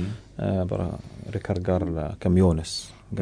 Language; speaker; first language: Spanish; non-native, learner; Arabic